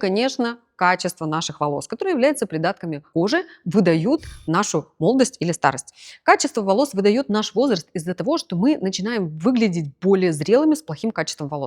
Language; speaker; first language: Russian; native; Russian